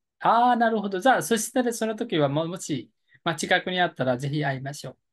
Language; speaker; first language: Japanese; non-native, fluent; Nepali